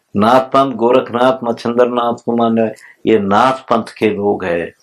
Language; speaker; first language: Hindi; non-native, local second language; Telugu